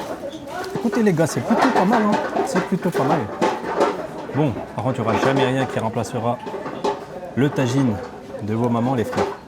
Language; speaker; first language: French; native; French